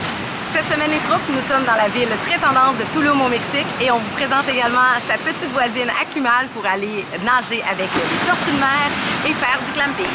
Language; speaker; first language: French; native; French